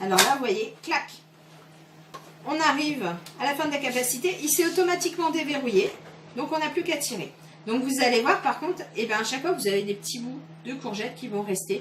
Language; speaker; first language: French; native; French